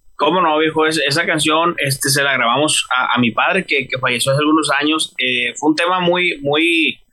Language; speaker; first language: Spanish; native; Spanish